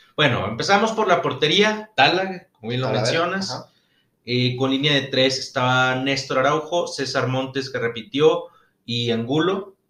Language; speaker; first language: Spanish; native; Spanish